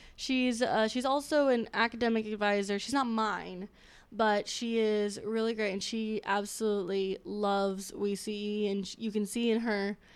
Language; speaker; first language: English; native; English